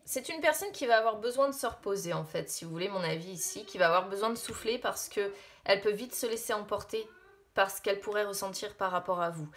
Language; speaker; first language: French; native; French